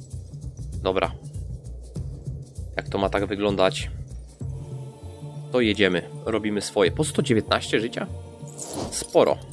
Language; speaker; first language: Polish; native; Polish